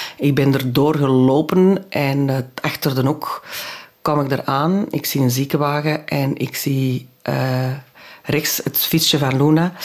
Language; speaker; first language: Dutch; non-native, local second language; French